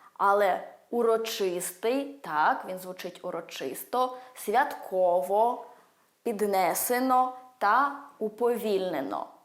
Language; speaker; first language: Ukrainian; early bilingual, heritage; Ukrainian